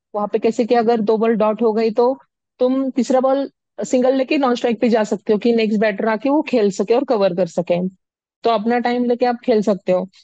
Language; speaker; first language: Hindi; non-native, local second language; Marathi